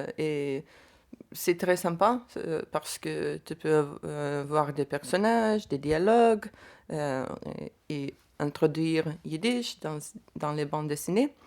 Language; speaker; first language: French; non-native, learner; Lithuanian